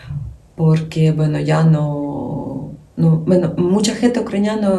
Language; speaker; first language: Spanish; non-native, learner; Ukrainian